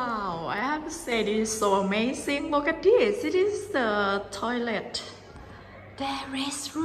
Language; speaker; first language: English; non-native, learner; Thai